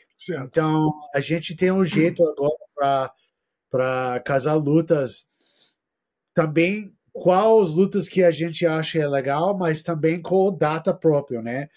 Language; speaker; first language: Portuguese; non-native, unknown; English